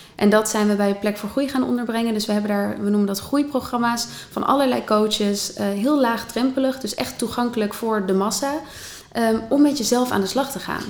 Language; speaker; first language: Dutch; native; Dutch